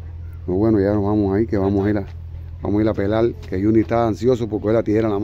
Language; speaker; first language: Spanish; native; Spanish